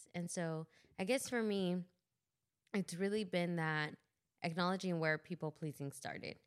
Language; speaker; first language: English; early bilingual, other home language; Spanish